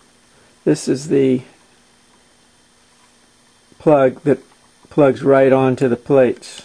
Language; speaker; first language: English; native; English